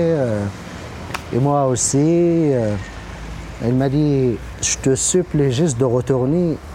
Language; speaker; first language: French; non-native, local second language; Arabic